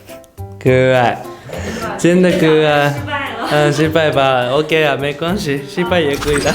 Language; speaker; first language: Chinese; non-native, learner; Japanese